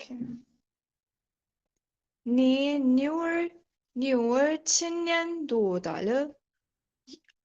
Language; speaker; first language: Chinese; non-native, learner; Urdu